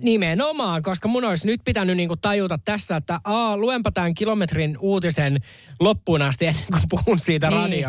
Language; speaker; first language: Finnish; native; Finnish